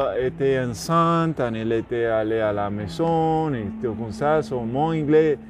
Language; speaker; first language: French; non-native, learner; Spanish